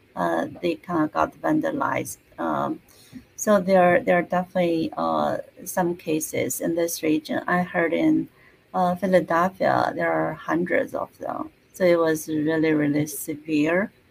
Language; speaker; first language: English; non-native, fluent; Chinese